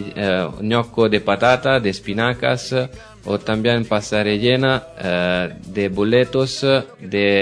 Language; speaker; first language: Spanish; non-native, learner; Italian